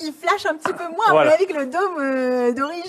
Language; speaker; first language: French; native; French